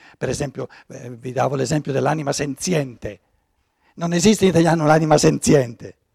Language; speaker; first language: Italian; non-native, fluent; German